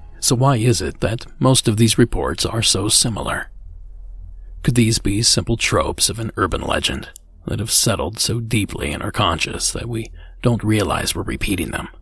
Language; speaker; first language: English; native; English